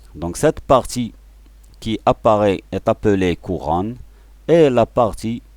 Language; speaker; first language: French; non-native, local second language; Arabic